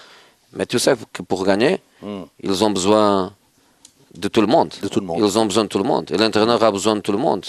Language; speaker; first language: French; non-native, fluent; Portuguese